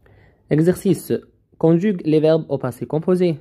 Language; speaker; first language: French; non-native, learner; Arabic